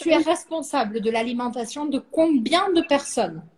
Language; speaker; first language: French; non-native, fluent; Portuguese